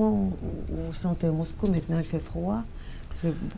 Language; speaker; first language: French; non-native, fluent; Russian